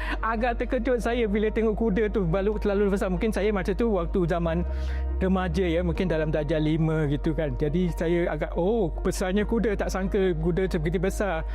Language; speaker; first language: Malay; native; Malay